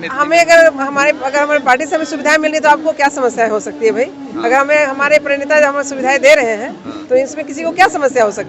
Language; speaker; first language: Hindi; native; Hindi